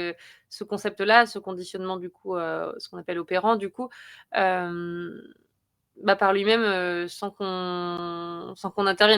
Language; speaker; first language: French; native; French